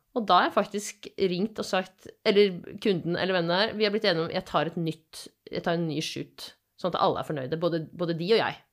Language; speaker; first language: Norwegian; native; Norwegian